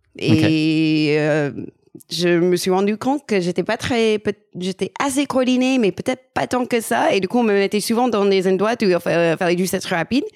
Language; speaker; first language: French; non-native, fluent; English